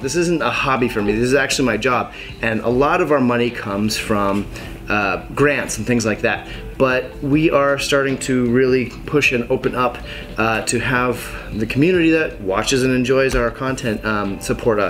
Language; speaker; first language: English; native; English